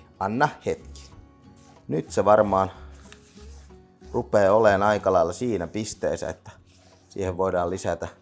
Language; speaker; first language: Finnish; native; Finnish